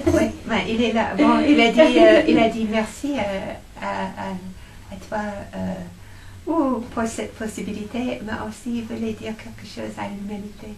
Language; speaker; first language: French; non-native, fluent; English